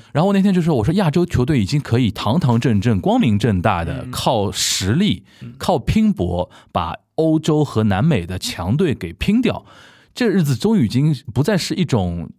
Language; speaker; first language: Chinese; native; Chinese